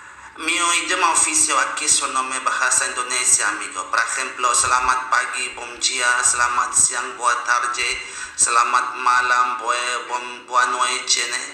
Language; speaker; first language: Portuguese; non-native, learner; Indonesian